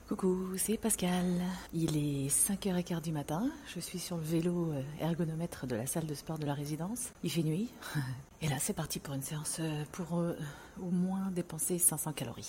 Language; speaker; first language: French; native; French